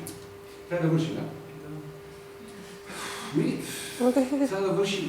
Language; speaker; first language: Bulgarian; non-native, learner; Polish